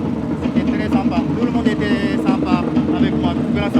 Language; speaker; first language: French; non-native, learner; Japanese